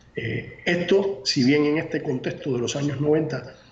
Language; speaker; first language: Spanish; native; Spanish